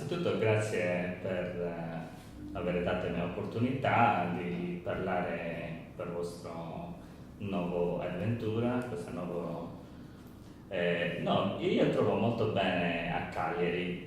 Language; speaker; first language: Italian; non-native, learner; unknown